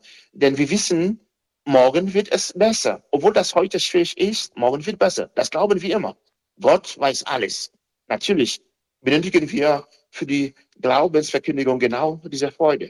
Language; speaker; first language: German; non-native, fluent; Haitian Creole